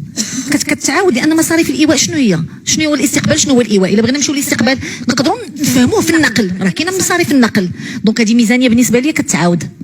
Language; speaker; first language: Arabic; native; Arabic